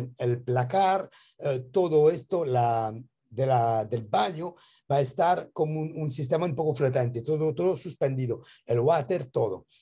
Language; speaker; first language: Spanish; non-native, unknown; French